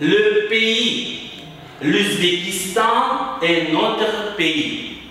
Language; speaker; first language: French; non-native, fluent; Uzbek